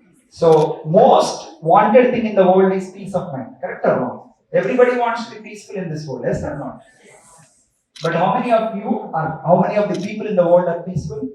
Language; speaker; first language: English; non-native, local second language; Telugu